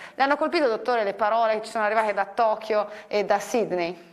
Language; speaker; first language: Italian; native; Italian